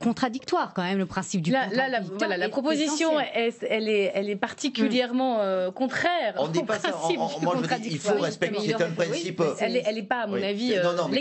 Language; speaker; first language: French; native; French